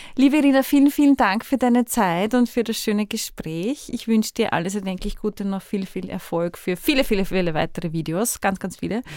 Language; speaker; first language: German; native; German